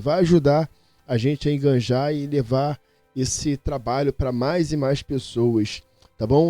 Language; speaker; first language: Portuguese; native; Portuguese